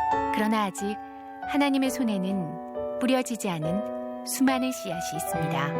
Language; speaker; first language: Korean; native; Korean